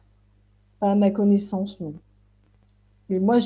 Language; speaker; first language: French; native; French